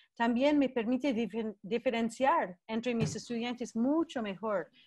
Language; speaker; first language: Spanish; non-native, fluent; English